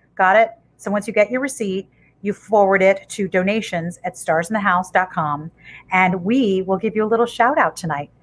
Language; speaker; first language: English; native; English